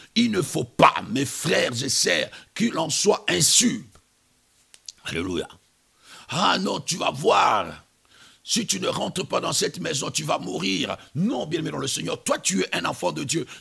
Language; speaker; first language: French; non-native, local second language; Lingala